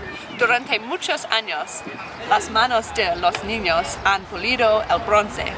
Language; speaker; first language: Spanish; non-native, learner; English